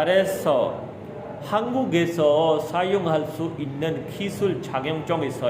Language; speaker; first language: Korean; non-native, fluent; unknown